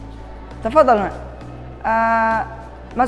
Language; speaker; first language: Arabic; non-native, fluent; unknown